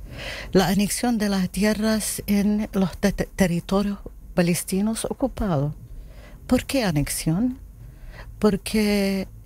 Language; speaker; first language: Spanish; non-native, learner; Arabic